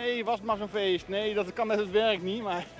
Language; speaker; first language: Dutch; native; Dutch